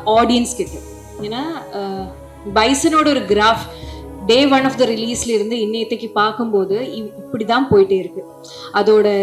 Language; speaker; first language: Tamil; non-native, fluent; Malayalam